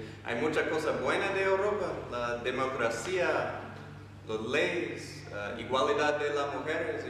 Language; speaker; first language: Spanish; non-native, fluent; English